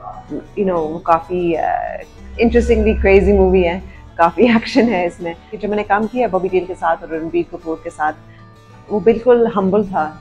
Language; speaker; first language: Hindi; early bilingual, heritage; Urdu